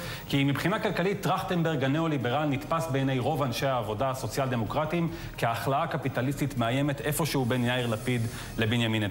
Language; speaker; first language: Hebrew; native; Hebrew